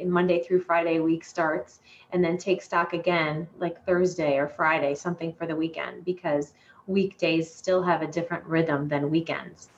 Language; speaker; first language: English; native; English